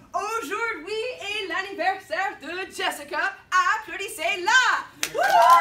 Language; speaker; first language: French; non-native, fluent; English